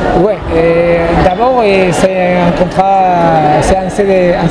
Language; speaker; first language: French; non-native, fluent; Spanish